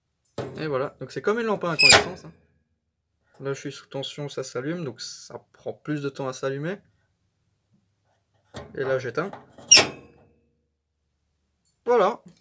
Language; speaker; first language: French; native; French